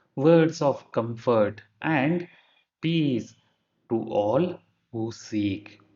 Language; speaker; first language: English; non-native, local second language; Kannada